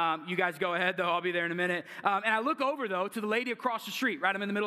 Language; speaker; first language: English; native; English